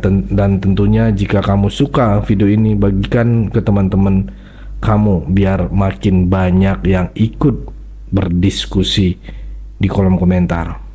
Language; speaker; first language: Indonesian; native; Indonesian